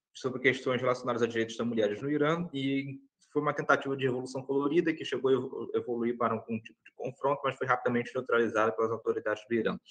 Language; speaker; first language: Portuguese; native; Portuguese